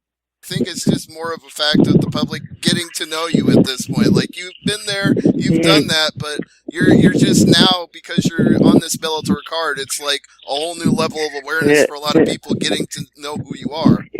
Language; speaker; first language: English; native; English